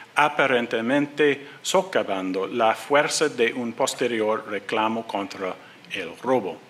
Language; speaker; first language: Spanish; non-native, learner; English